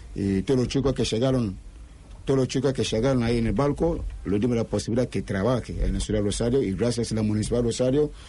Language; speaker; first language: Spanish; non-native, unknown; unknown